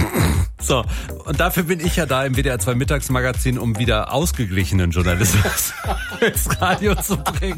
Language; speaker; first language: German; native; German